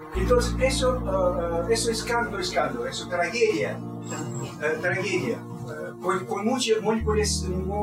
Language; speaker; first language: Spanish; non-native, fluent; Russian